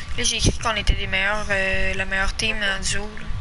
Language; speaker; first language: French; native; French